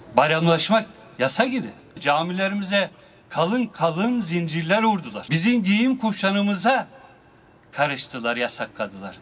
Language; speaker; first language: Turkish; native; Turkish